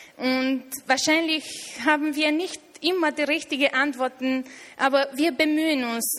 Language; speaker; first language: German; non-native, fluent; Romanian